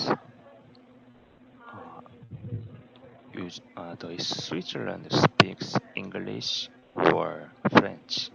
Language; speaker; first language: English; non-native, learner; Korean